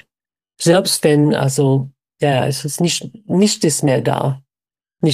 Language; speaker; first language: German; non-native, fluent; English